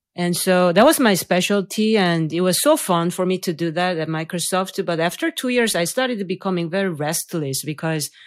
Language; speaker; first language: English; non-native, fluent; Korean